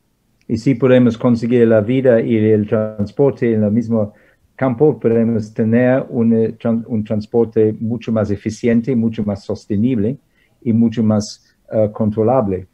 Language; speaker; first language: Spanish; non-native, fluent; English